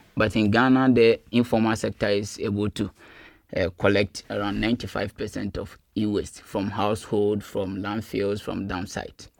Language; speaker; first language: English; non-native, local second language; Akan